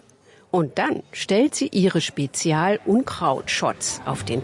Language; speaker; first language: German; native; German